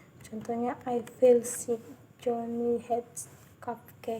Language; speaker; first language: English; non-native, learner; Indonesian